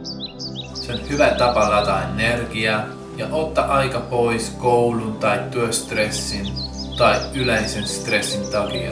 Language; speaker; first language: Finnish; non-native, learner; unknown